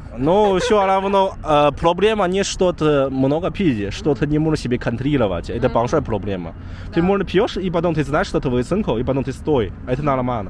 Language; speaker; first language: Russian; non-native, learner; Chinese